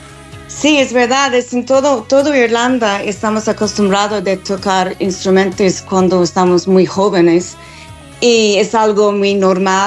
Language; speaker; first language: Spanish; non-native, learner; English